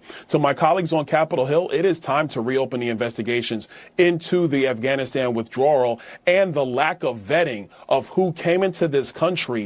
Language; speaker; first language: English; native; English